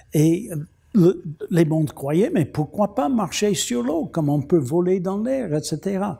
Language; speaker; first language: French; non-native, fluent; English